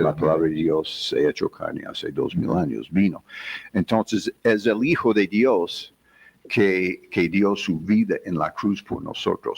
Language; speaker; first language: Spanish; non-native, fluent; English